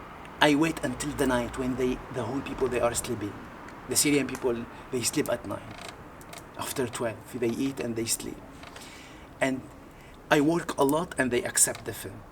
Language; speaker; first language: English; non-native, learner; Arabic